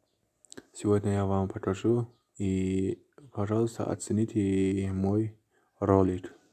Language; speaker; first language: Russian; non-native, learner; Tajik